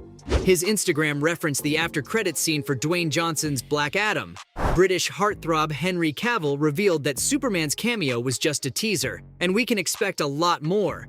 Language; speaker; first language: English; native; English